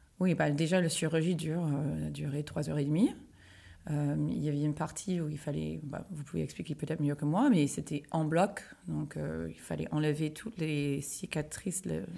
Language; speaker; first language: French; non-native, fluent; English